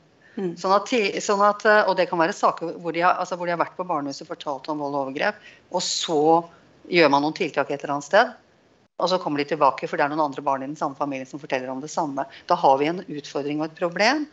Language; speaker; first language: Norwegian; native; Norwegian